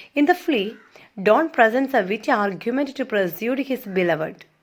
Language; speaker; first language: English; non-native, local second language; Malayalam